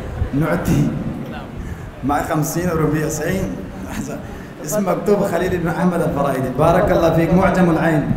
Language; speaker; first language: Arabic; non-native, fluent; Urdu